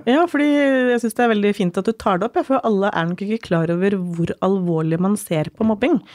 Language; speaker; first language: Norwegian; native; Norwegian